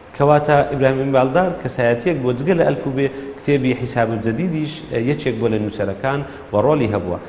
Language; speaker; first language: Central Kurdish; native; Central Kurdish